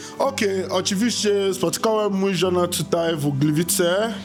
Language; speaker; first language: Polish; non-native, learner; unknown